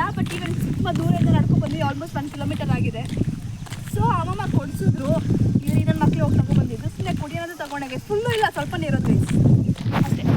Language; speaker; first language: Kannada; native; Kannada